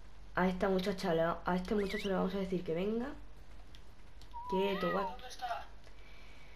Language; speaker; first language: Spanish; native; Spanish